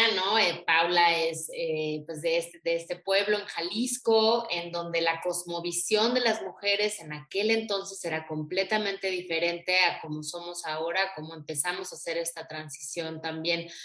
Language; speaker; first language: Spanish; native; Spanish